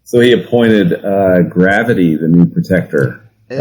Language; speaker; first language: English; native; English